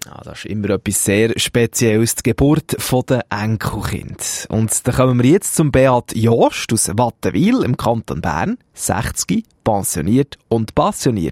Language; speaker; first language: German; native; German